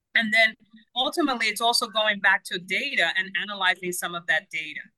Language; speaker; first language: English; non-native, fluent; Spanish